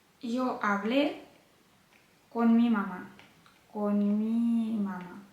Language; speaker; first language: Spanish; non-native, fluent; Ukrainian